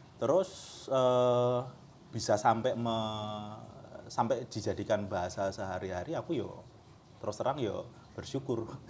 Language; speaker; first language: Indonesian; non-native, local second language; Javanese